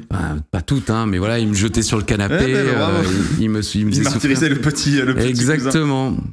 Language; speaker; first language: French; native; French